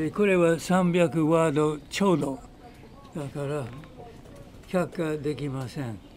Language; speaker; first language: Japanese; non-native, fluent; English